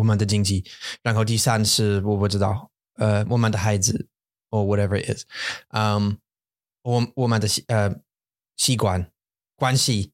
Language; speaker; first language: Chinese; non-native, learner; English